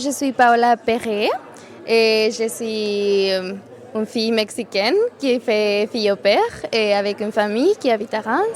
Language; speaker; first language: French; non-native, fluent; Spanish